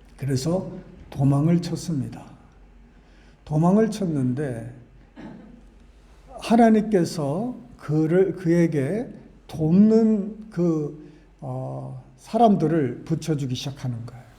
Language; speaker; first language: Korean; native; Korean